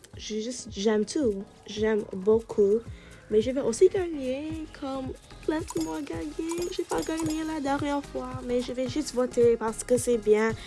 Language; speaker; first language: French; non-native, learner; English